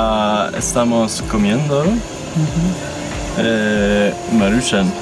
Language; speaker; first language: Spanish; non-native, learner; English